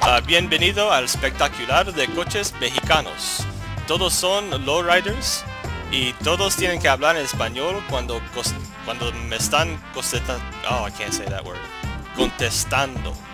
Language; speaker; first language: Spanish; non-native, learner; English